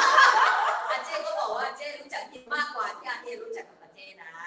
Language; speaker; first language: Thai; native; Thai